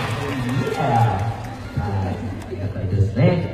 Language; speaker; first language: Japanese; non-native, fluent; Korean